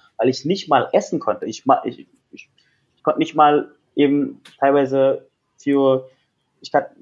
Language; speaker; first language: German; non-native, fluent; Indonesian